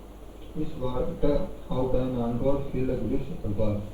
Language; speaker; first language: German; non-native, learner; Hindi